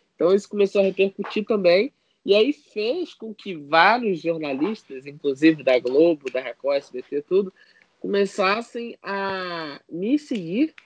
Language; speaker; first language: Portuguese; native; Portuguese